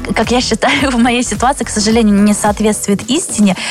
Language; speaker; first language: Russian; early bilingual, other home language; Chinese